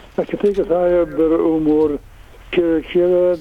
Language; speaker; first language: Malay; non-native, learner; English